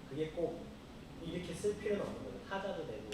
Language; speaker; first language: Korean; native; Korean